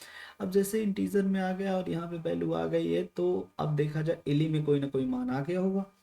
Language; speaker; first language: Hindi; native; Hindi